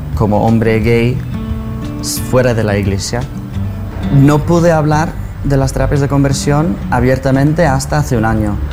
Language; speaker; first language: Spanish; non-native, fluent; English